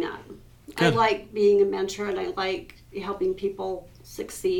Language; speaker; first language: English; native; English